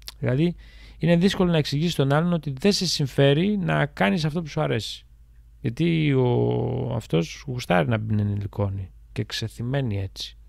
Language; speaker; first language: Greek; native; Greek